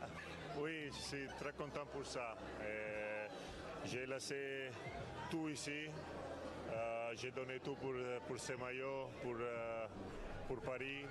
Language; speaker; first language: French; non-native, learner; Italian